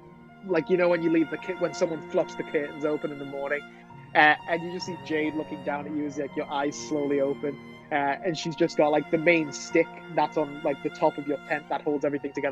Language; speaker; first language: English; native; English